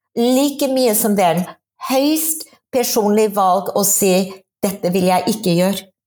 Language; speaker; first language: Norwegian; non-native, fluent; English